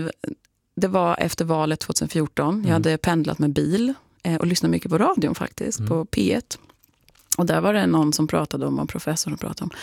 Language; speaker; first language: Swedish; native; Swedish